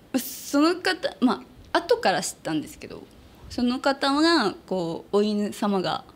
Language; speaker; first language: Japanese; native; Japanese